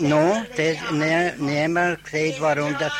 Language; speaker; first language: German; early bilingual, heritage; German